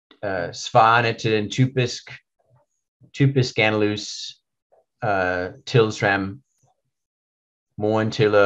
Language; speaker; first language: Danish; non-native, learner; English